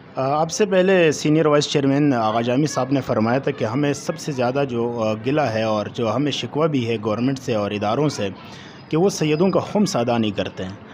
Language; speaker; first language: Urdu; native; Urdu